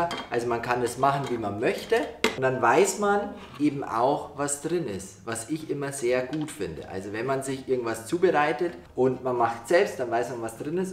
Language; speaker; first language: German; native; German